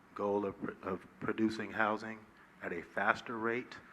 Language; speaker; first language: English; native; English